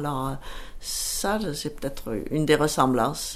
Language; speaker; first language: French; native; French